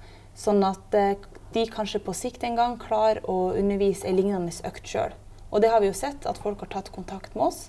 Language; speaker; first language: Norwegian; native; Norwegian